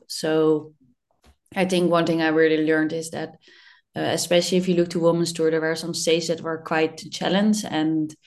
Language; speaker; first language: English; non-native, fluent; Dutch